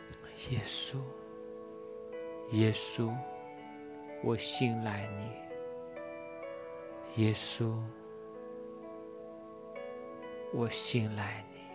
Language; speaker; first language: Chinese; native; Chinese